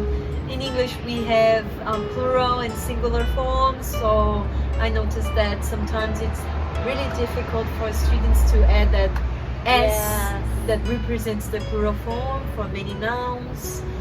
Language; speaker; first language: English; non-native, fluent; Portuguese